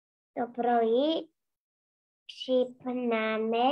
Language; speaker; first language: Greek; non-native, learner; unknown